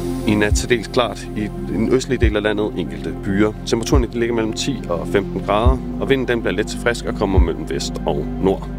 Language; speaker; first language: Danish; native; Danish